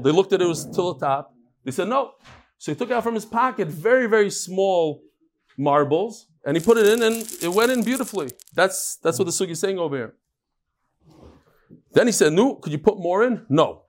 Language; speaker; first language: English; native; English